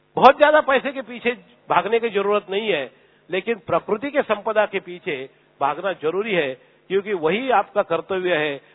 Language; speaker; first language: Hindi; non-native, local second language; Marathi